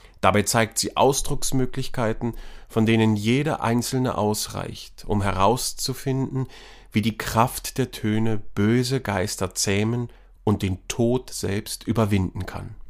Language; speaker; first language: German; native; German